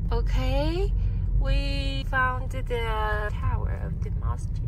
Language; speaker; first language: English; non-native, fluent; Chinese